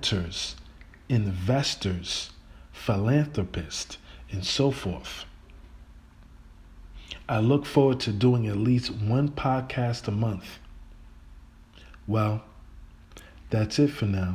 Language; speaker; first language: English; native; English